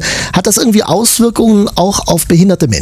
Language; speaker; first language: German; native; German